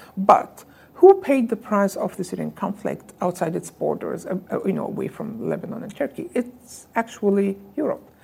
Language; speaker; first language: English; non-native, fluent; Arabic